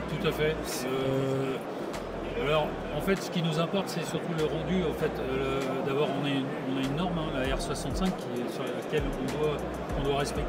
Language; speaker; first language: French; native; French